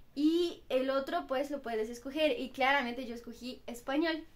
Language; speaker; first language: Spanish; non-native, fluent; Bulgarian